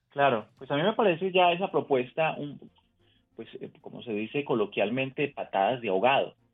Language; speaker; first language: Spanish; native; Spanish